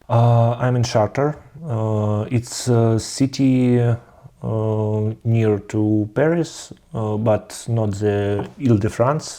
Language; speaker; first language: English; non-native, learner; Russian